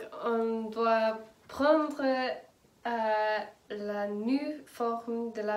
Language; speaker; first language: French; non-native, learner; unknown